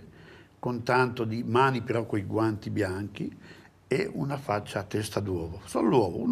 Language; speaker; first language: Italian; native; Italian